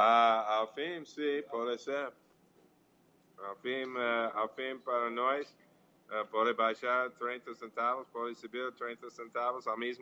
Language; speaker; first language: Portuguese; non-native, fluent; English